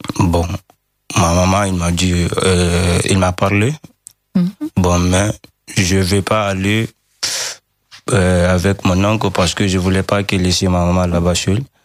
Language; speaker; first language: French; non-native, learner; Fula